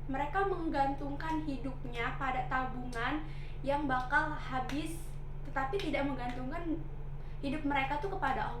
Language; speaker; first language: Indonesian; native; Indonesian